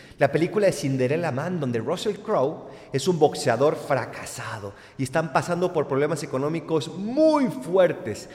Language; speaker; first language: Spanish; native; Spanish